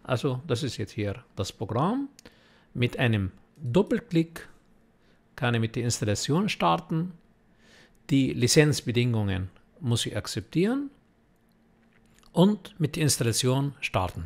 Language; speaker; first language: German; non-native, fluent; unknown